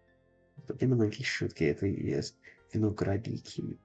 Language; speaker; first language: Russian; non-native, learner; English